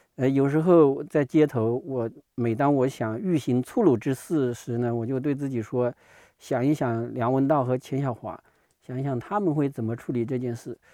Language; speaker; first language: Chinese; native; Chinese